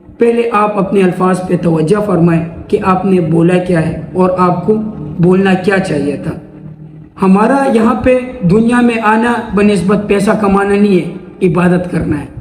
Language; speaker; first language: Urdu; non-native, local second language; Pashto